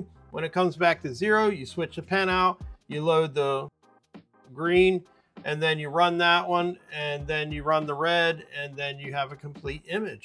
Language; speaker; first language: English; native; English